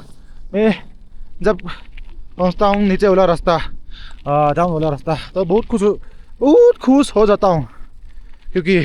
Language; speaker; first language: Hindi; non-native, local second language; Mizo